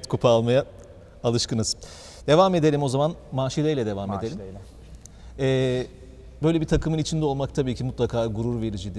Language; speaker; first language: Turkish; native; Turkish